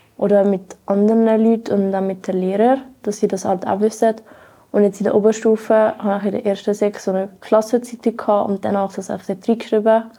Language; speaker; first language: German; native; German